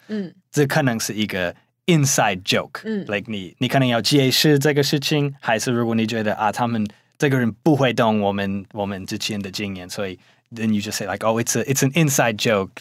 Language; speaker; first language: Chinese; non-native, fluent; English